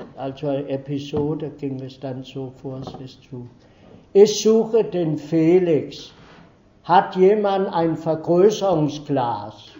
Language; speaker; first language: German; early bilingual, heritage; German